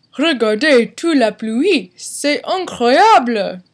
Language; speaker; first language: French; non-native, learner; English